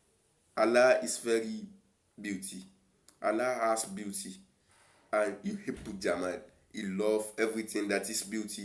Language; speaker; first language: English; non-native, local second language; Yoruba